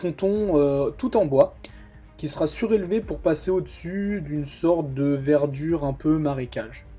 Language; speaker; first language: French; native; French